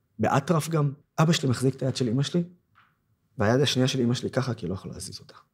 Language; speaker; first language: Hebrew; non-native, local second language; Arabic